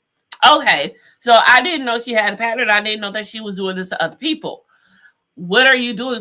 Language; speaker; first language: English; native; English